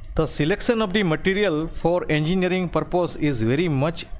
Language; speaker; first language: English; non-native, local second language; Gujarati